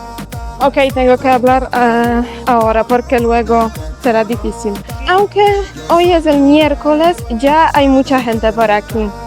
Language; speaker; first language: Spanish; non-native, learner; Polish